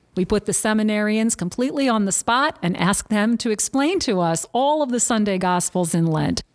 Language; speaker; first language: English; native; English